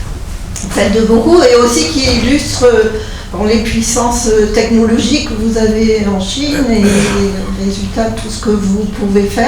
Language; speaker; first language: French; native; French